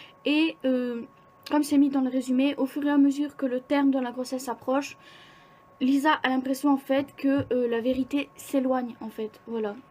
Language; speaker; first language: French; native; French